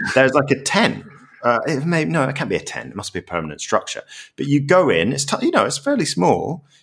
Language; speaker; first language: English; native; English